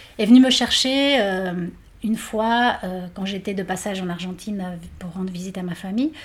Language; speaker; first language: French; non-native, fluent; Spanish